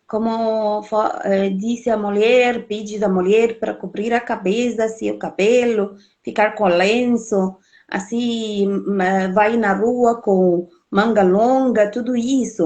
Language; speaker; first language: Portuguese; non-native, fluent; Arabic